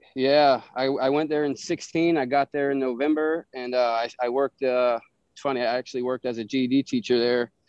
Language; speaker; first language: English; native; English